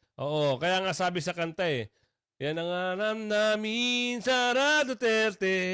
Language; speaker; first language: Filipino; native; Filipino